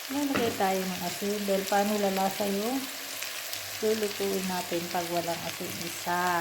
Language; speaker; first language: Filipino; native; Filipino